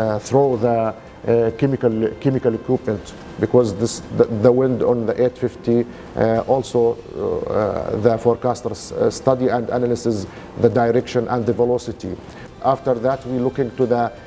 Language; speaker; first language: English; non-native, learner; Arabic